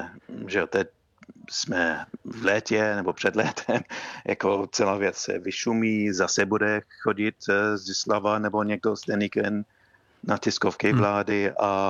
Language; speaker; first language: Czech; non-native, fluent; English